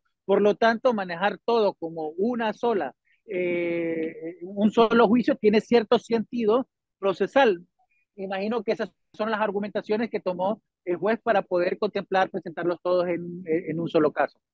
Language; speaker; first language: Spanish; native; Spanish